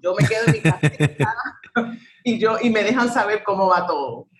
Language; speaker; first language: Spanish; early bilingual, heritage; Spanish